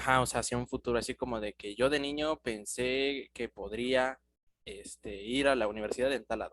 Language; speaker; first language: Spanish; native; Spanish